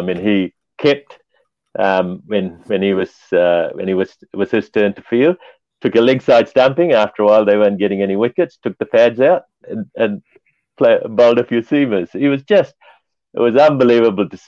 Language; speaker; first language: English; non-native, local second language; Tamil